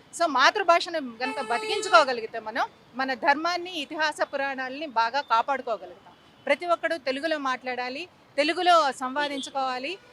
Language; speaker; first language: Telugu; native; Telugu